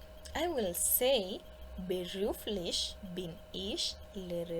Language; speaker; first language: German; non-native, fluent; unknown